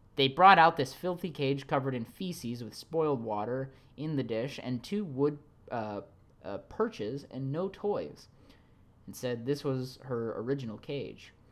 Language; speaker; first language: English; native; English